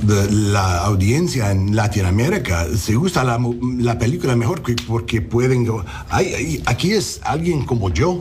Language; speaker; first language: Spanish; non-native, learner; English